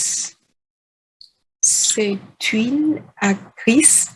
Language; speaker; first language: French; non-native, learner; Vietnamese